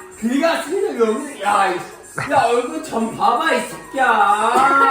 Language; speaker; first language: Korean; non-native, learner; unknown